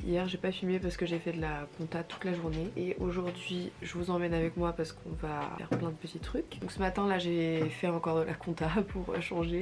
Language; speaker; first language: French; native; French